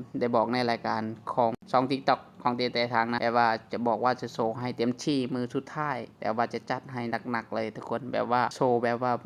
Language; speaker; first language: Thai; non-native, local second language; Northeastern Thai